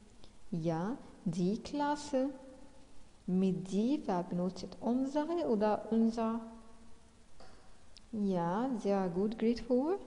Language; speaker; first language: German; non-native, fluent; Arabic